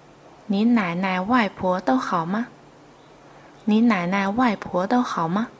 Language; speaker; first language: Chinese; non-native, fluent; Vietnamese